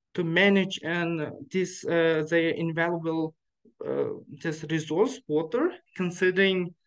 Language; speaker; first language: English; non-native, fluent; Uzbek